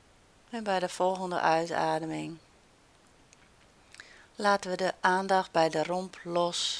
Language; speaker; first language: Dutch; native; Dutch